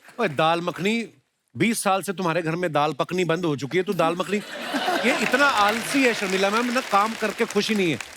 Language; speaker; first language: Hindi; non-native, local second language; Punjabi